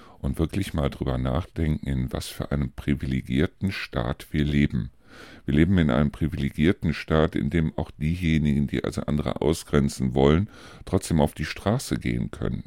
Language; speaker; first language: German; native; German